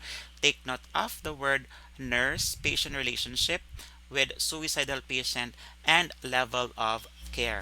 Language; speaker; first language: English; non-native, local second language; Filipino